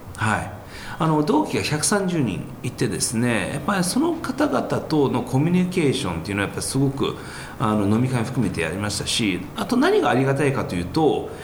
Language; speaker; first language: Japanese; early bilingual, heritage; Japanese